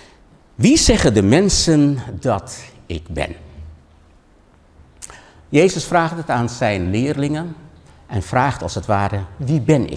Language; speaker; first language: Dutch; non-native, fluent; Indonesian